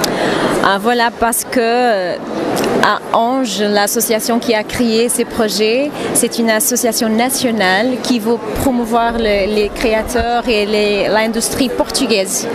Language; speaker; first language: French; non-native, fluent; Portuguese